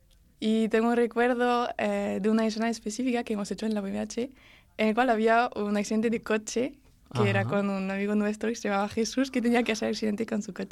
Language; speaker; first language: Spanish; early bilingual, heritage; French